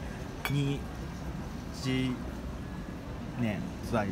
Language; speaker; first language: Chinese; non-native, learner; Japanese